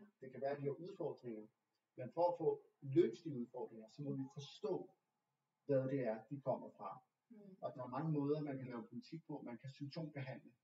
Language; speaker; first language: Danish; early bilingual, other home language; Urdu